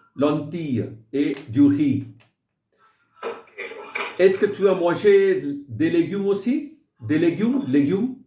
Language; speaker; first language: French; non-native, fluent; Hindi